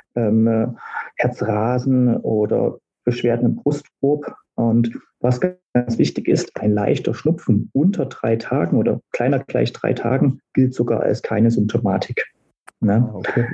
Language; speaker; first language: German; native; German